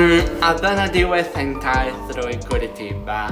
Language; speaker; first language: Welsh; non-native, learner; Portuguese